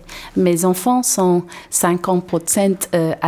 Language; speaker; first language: French; non-native, learner; English